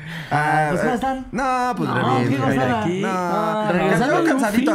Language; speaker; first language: Spanish; native; Spanish